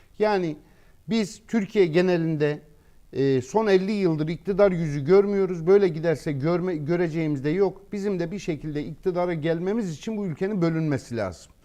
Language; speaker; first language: Turkish; native; Turkish